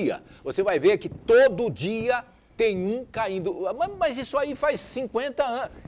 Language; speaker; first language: Portuguese; native; Portuguese